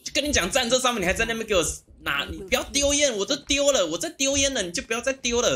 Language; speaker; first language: Chinese; native; Chinese